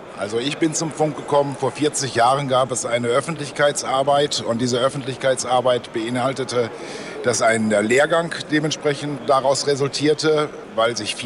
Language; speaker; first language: German; native; German